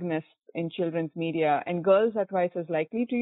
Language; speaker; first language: English; non-native, local second language; Konkani